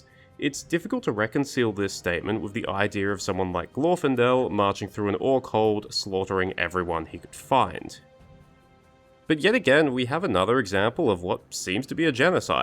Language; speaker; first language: English; native; English